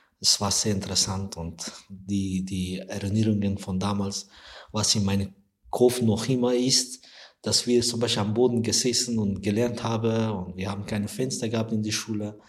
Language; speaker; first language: German; non-native, learner; Persian